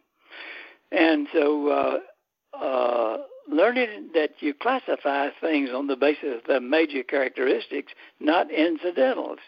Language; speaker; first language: English; native; English